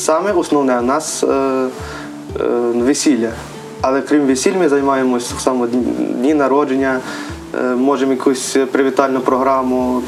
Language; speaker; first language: Ukrainian; native; Ukrainian